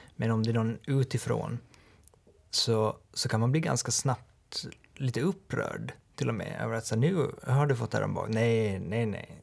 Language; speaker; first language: Swedish; native; Swedish